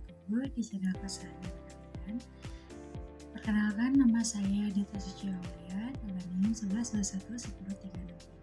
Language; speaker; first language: Indonesian; native; Indonesian